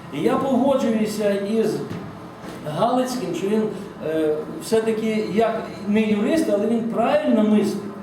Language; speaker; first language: Ukrainian; native; Ukrainian